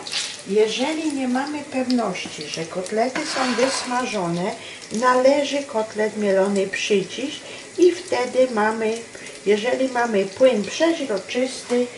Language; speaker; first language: Polish; native; Polish